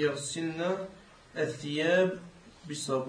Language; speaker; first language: Arabic; non-native, learner; French